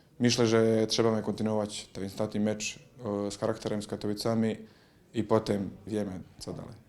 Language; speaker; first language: Polish; non-native, learner; Croatian